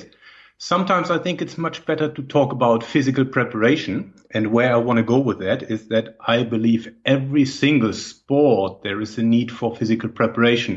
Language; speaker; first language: English; non-native, fluent; German